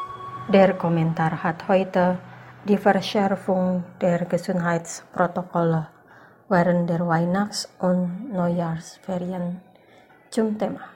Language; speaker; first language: German; non-native, fluent; Indonesian